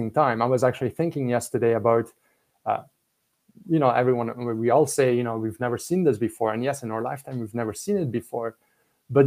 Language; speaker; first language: English; non-native, fluent; French